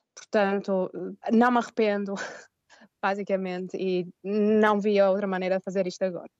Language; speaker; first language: Portuguese; native; Portuguese